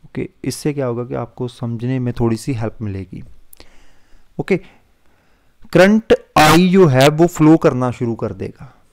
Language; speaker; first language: Hindi; non-native, local second language; Punjabi